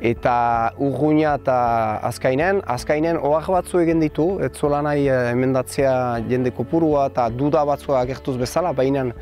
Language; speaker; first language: Basque; native; Basque